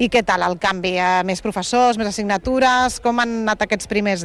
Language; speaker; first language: Catalan; native; Catalan